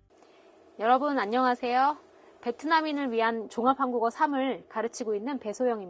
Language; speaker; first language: Korean; native; Korean